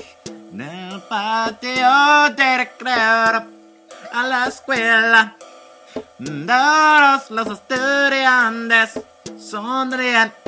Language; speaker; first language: Spanish; non-native, learner; English